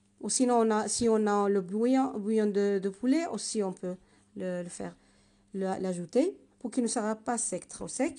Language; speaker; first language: French; non-native, learner; Arabic